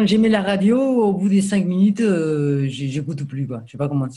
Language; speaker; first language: French; native; French